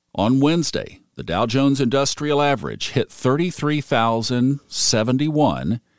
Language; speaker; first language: English; native; English